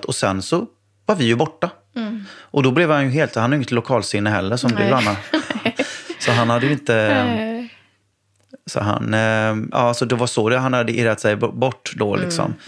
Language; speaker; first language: Swedish; native; Swedish